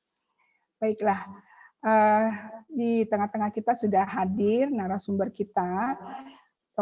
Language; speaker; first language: Indonesian; native; Indonesian